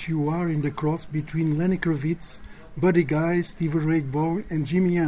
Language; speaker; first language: English; non-native, fluent; Portuguese